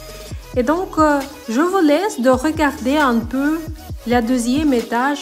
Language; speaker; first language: French; non-native, learner; Ukrainian